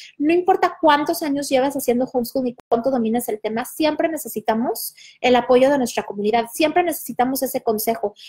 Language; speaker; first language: Spanish; early bilingual, heritage; Spanish